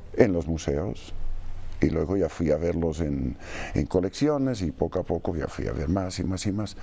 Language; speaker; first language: Spanish; non-native, fluent; Dutch